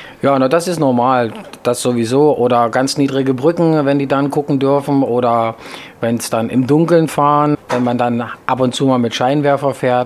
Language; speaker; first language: German; native; German